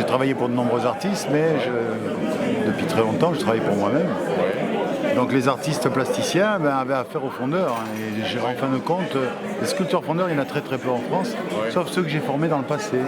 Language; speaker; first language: French; native; French